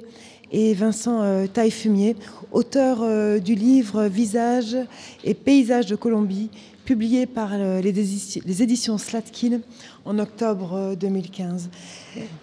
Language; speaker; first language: French; native; French